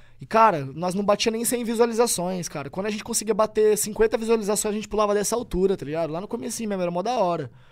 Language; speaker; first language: Portuguese; native; Portuguese